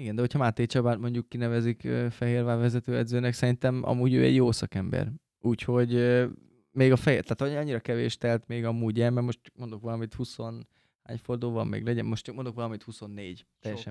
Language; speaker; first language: Hungarian; native; Hungarian